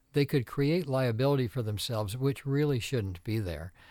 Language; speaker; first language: English; native; English